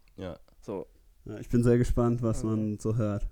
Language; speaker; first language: German; early bilingual, heritage; German